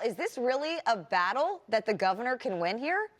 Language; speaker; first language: English; native; English